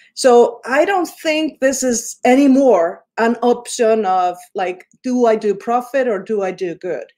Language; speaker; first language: English; non-native, fluent; Icelandic